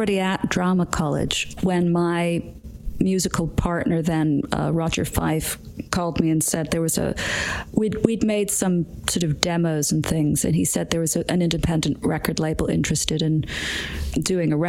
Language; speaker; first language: English; native; English